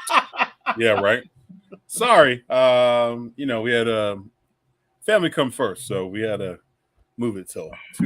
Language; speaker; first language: English; native; English